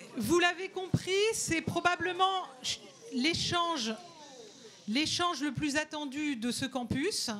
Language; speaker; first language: French; native; French